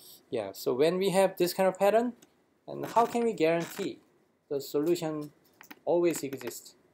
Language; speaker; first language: English; non-native, fluent; Korean